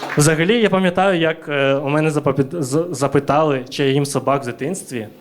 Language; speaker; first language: Ukrainian; early bilingual, other home language; Russian